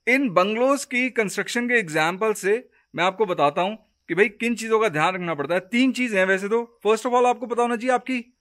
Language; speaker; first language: Hindi; native; Hindi